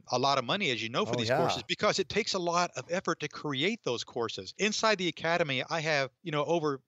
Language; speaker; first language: English; native; English